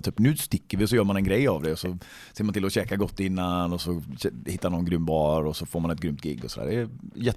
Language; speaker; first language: Swedish; native; Swedish